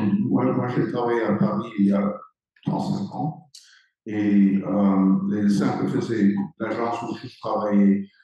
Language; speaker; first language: French; non-native, fluent; English